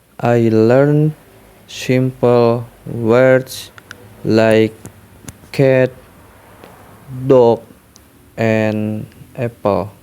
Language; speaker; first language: English; non-native, learner; Indonesian